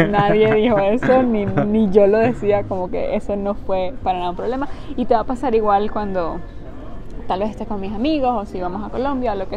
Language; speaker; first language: Spanish; native; Spanish